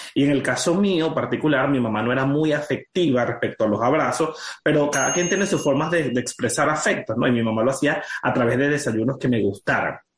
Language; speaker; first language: Spanish; native; Spanish